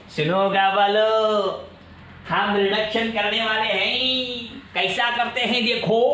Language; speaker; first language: Hindi; non-native, local second language; Marathi